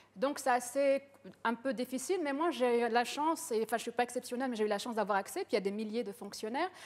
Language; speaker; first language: French; early bilingual, other home language; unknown